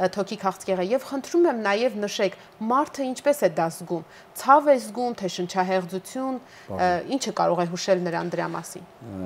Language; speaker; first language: Armenian; native; Armenian